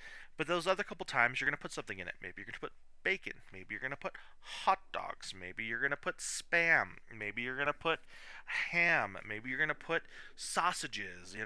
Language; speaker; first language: English; native; English